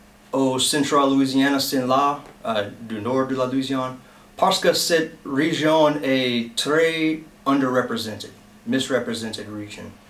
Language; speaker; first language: French; non-native, local second language; English